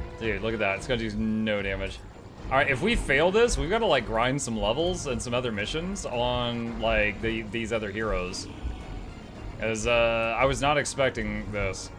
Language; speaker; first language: English; native; English